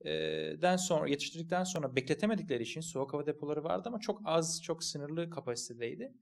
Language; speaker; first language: Turkish; native; Turkish